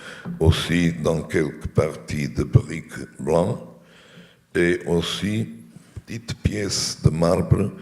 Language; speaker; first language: French; non-native, fluent; Portuguese